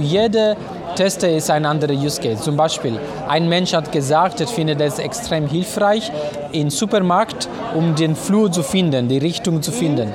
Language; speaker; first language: German; non-native, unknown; Italian